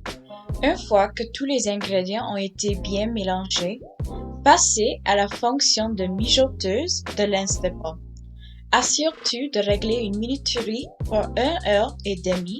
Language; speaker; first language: French; non-native, learner; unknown